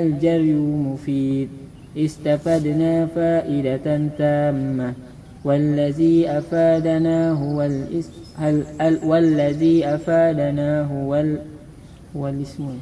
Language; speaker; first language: Arabic; non-native, learner; Indonesian